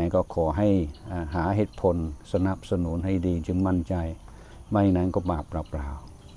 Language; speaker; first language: Thai; non-native, fluent; English